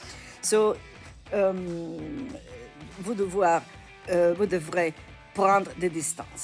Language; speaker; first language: French; non-native, learner; Italian